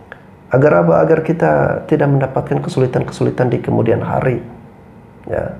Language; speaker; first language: Indonesian; native; Indonesian